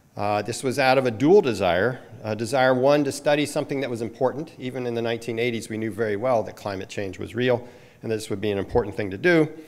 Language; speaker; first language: English; native; English